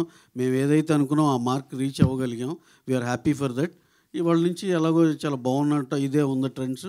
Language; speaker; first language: Telugu; native; Telugu